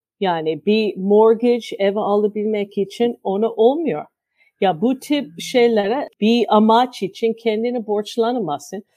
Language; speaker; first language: Turkish; non-native, fluent; English